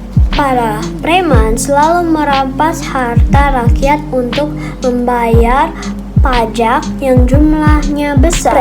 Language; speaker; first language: Indonesian; native; Indonesian